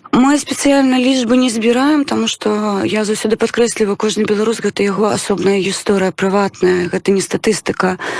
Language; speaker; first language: Belarusian; non-native, local second language; Russian